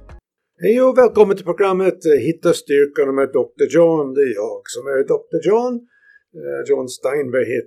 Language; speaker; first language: Swedish; non-native, fluent; English